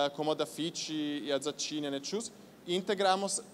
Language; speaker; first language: Portuguese; non-native, fluent; Italian